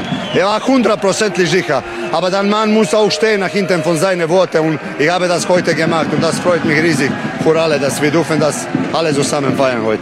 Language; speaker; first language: German; non-native, fluent; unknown